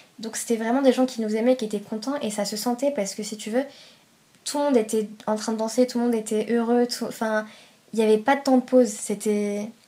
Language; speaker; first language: French; early bilingual, other home language; Persian